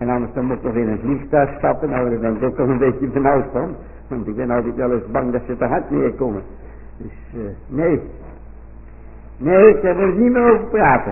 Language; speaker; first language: Dutch; native; Dutch